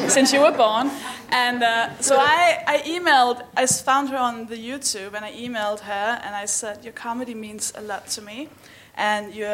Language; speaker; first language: English; non-native, fluent; Danish